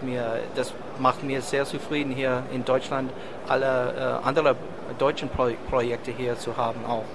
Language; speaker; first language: German; non-native, learner; English